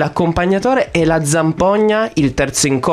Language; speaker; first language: Italian; native; Italian